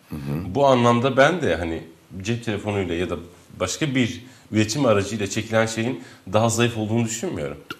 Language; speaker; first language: Turkish; non-native, local second language; Kurdish